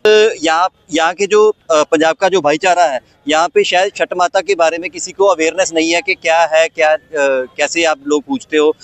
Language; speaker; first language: Hindi; non-native, local second language; Punjabi